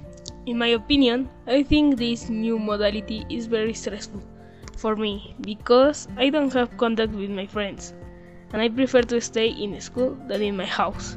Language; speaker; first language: English; non-native, learner; Spanish